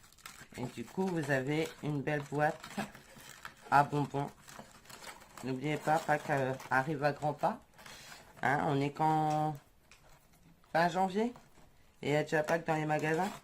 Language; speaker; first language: French; native; French